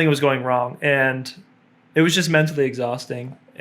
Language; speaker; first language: English; native; English